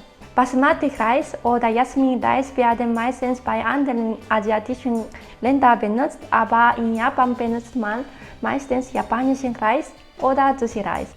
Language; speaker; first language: German; non-native, fluent; Japanese